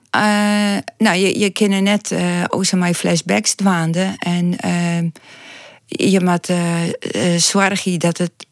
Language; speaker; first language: Dutch; non-native, local second language; Western Frisian